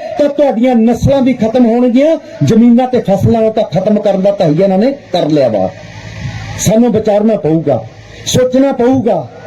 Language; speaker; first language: Punjabi; non-native, local second language; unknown